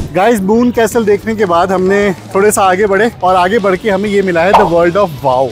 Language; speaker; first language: Hindi; native; Hindi